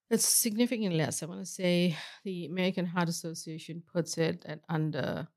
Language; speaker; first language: English; native; English